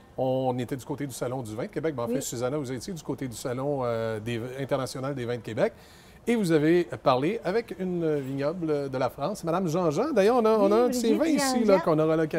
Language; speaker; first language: French; native; French